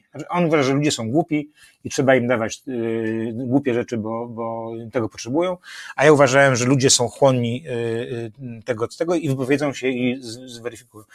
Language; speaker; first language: Polish; native; Polish